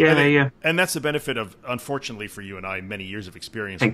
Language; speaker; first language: English; native; English